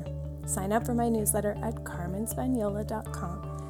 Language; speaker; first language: English; native; English